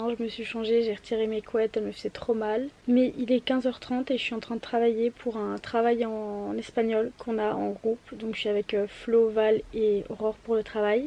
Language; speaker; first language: French; native; French